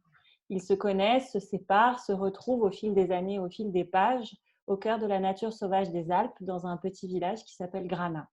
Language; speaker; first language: French; native; French